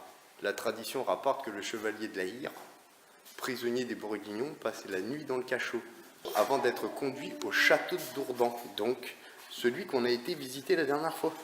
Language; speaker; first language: French; native; French